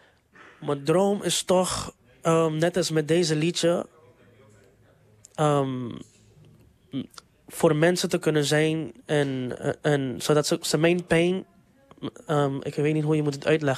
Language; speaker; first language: Dutch; non-native, local second language; English